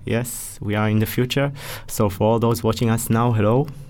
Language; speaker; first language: English; non-native, fluent; Hebrew